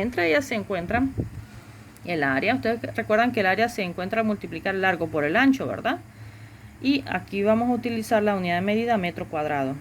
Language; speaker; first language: Spanish; native; Spanish